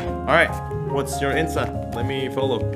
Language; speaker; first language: English; non-native, fluent; Indonesian